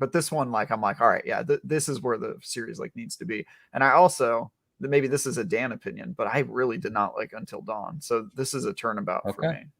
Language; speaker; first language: English; native; English